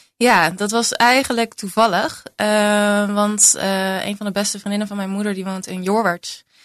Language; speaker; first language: Dutch; native; Dutch